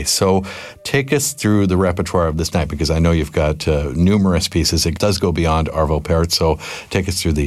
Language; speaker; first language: English; native; English